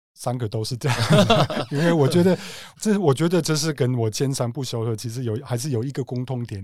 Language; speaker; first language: Chinese; non-native, fluent; German